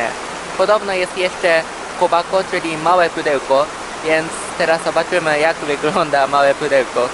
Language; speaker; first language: Polish; early bilingual, heritage; Polish